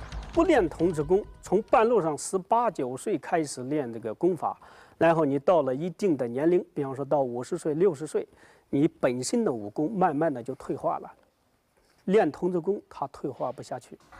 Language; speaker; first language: Chinese; native; Chinese